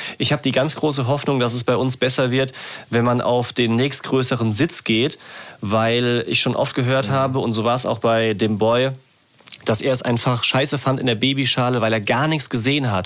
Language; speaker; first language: German; native; German